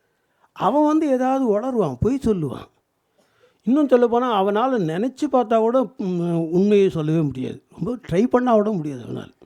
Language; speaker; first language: Tamil; native; Tamil